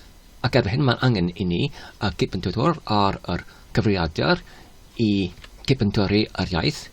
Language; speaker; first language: Welsh; non-native, fluent; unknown